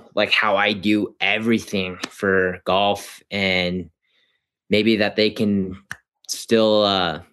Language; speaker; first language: English; native; English